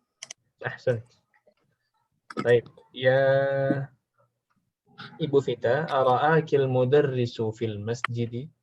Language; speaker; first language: Arabic; non-native, fluent; Indonesian